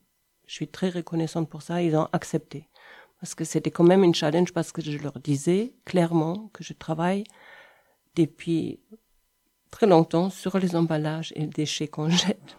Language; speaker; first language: French; non-native, fluent; German